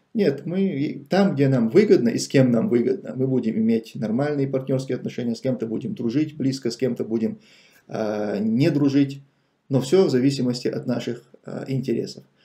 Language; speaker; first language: Russian; non-native, local second language; Chechen